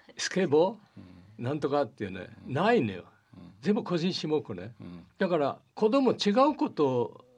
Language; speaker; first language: Japanese; early bilingual, heritage; Portuguese